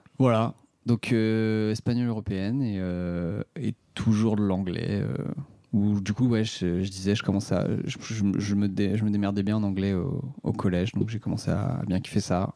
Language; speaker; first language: French; native; French